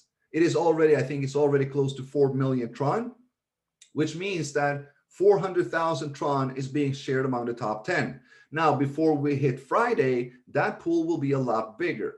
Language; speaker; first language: English; non-native, fluent; Swedish